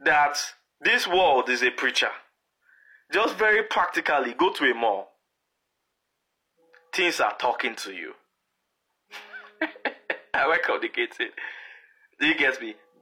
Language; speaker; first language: English; non-native, local second language; Yoruba